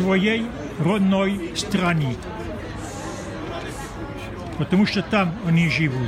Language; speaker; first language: Russian; non-native, fluent; French